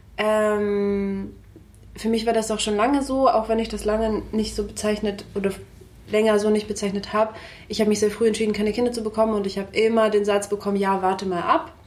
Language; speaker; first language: German; early bilingual, other home language; Russian